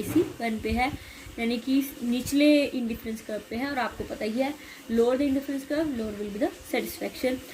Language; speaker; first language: Hindi; native; Hindi